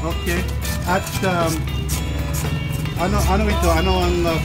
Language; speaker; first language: Filipino; non-native, learner; English